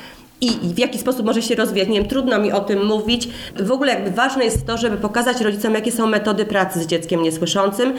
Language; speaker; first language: Polish; native; Polish